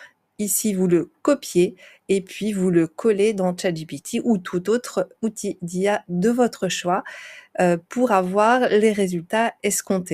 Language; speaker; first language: French; native; French